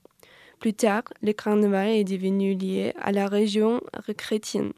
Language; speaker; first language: French; non-native, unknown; German